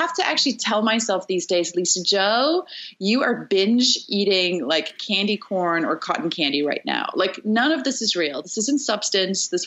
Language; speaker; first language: English; native; English